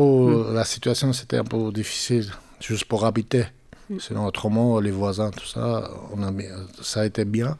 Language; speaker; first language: French; non-native, fluent; Georgian